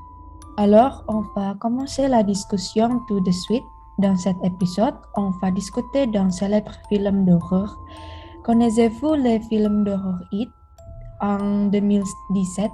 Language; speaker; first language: French; non-native, learner; Indonesian